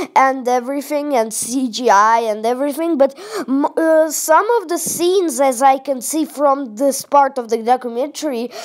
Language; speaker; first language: English; non-native, fluent; Russian